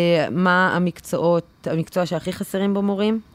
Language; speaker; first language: Hebrew; native; Hebrew